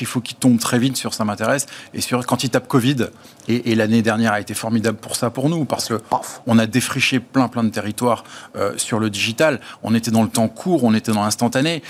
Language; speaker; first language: French; native; French